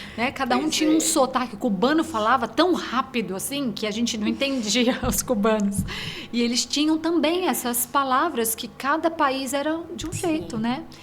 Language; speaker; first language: Portuguese; native; Portuguese